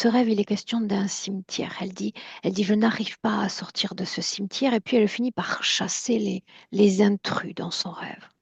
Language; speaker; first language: French; native; French